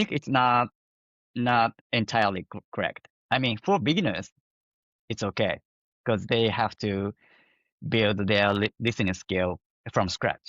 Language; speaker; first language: English; non-native, fluent; Japanese